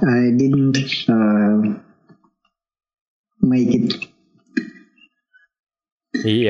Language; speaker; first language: English; non-native, learner; Russian